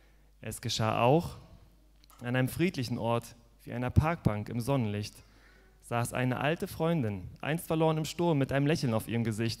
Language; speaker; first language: German; native; German